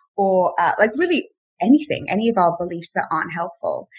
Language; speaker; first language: English; native; English